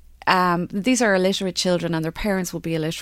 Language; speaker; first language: English; native; English